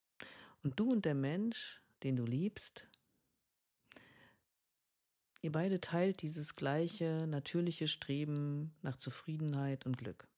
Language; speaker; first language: German; native; German